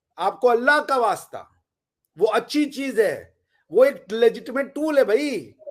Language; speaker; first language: Hindi; native; Hindi